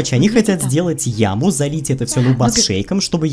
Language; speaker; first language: Russian; native; Russian